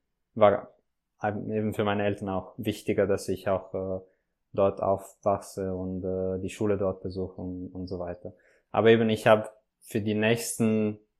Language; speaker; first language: German; non-native, fluent; Italian